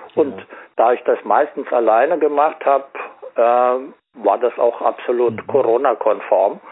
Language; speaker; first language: German; native; German